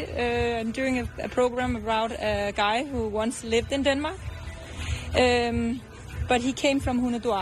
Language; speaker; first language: English; non-native, fluent; Danish